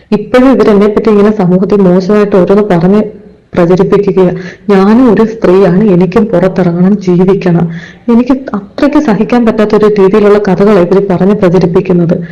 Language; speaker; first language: Malayalam; native; Malayalam